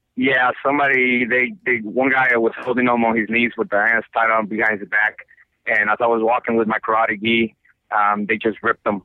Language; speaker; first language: English; non-native, fluent; Spanish